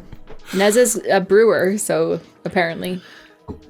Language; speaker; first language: English; native; English